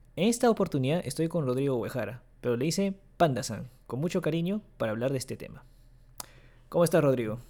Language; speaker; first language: Spanish; early bilingual, other home language; Japanese